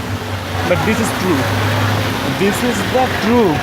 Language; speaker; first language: English; non-native, local second language; Bangla